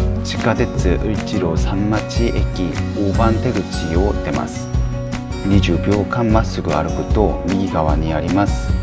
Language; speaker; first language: Japanese; non-native, learner; Korean